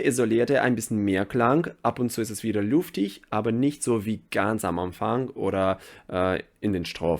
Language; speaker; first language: German; non-native, fluent; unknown